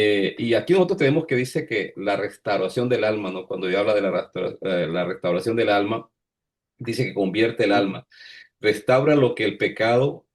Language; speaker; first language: Spanish; native; Spanish